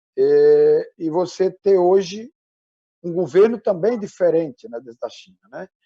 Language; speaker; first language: Portuguese; native; Portuguese